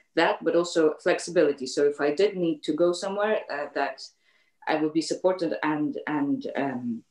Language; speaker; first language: English; native; English